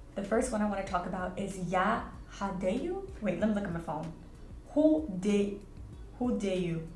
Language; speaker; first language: English; native; English